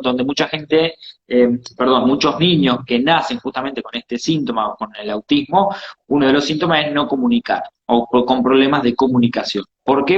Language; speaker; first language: Spanish; native; Spanish